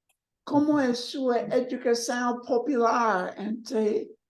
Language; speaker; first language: Portuguese; non-native, learner; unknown